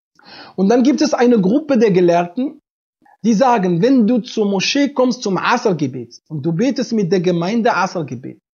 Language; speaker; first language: German; non-native, fluent; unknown